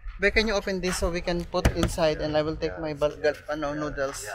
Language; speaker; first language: English; non-native, local second language; Filipino